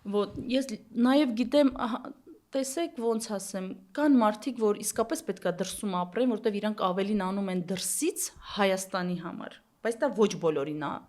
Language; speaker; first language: Armenian; early bilingual, heritage; Armenian